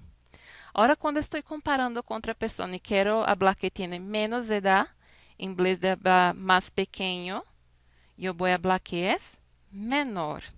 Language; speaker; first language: Spanish; non-native, fluent; Portuguese